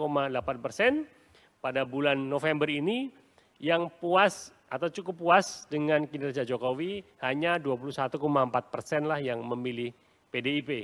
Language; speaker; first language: Indonesian; native; Indonesian